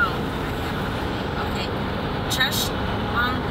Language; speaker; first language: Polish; non-native, learner; English